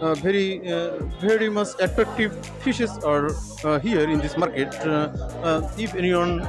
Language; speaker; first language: English; non-native, learner; Bangla